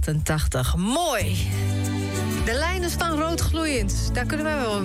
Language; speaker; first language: Dutch; native; Dutch